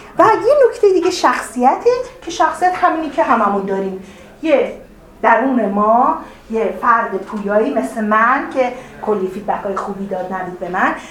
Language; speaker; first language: Persian; native; Persian